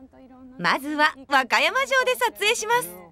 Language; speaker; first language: Japanese; native; Japanese